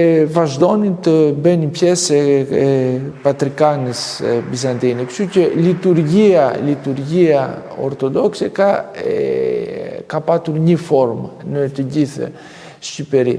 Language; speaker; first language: Albanian; non-native, fluent; Greek